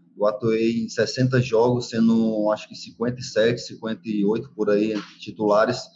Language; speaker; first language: Portuguese; native; Portuguese